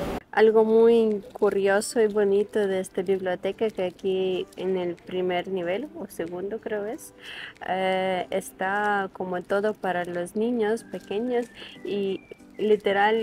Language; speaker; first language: Spanish; non-native, fluent; Ukrainian